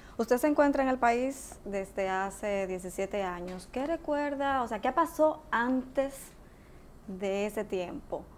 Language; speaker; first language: Spanish; native; Spanish